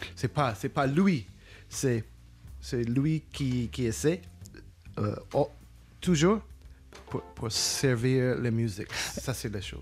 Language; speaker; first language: French; non-native, learner; English